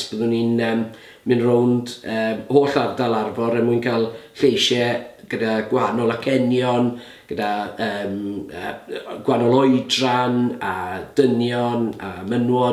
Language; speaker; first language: Welsh; native; Welsh